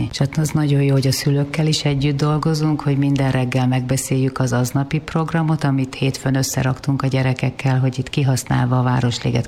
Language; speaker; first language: Hungarian; native; Hungarian